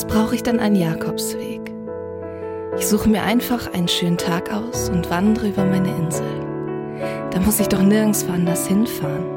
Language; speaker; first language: German; non-native, local second language; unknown